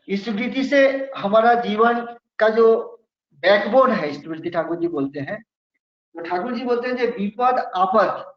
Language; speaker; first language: Hindi; non-native, local second language; Bangla